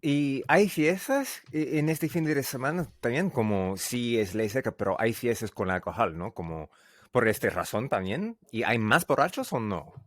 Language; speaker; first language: Spanish; non-native, learner; English